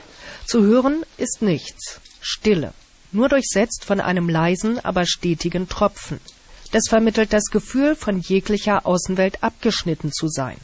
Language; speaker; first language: German; native; German